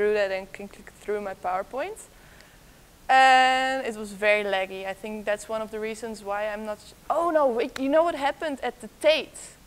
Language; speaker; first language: English; non-native, fluent; Dutch